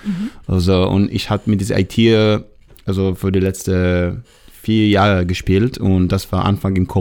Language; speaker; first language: German; non-native, learner; Hebrew